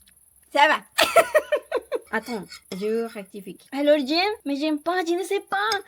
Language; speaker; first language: French; non-native, learner; Spanish